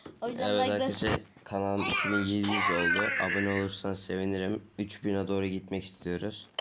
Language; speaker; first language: Turkish; native; Turkish